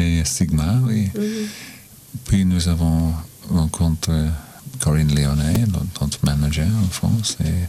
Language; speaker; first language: French; non-native, learner; English